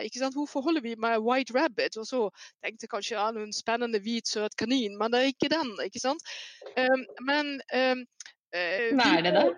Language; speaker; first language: Norwegian; non-native, fluent; Dutch